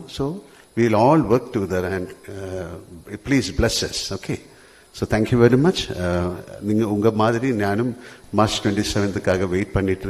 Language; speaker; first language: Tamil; non-native, learner; Malayalam